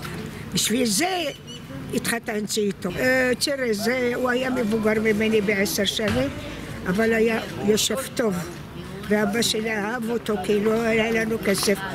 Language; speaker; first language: Hebrew; non-native, fluent; Arabic